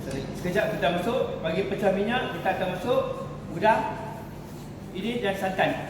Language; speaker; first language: Malay; native; Malay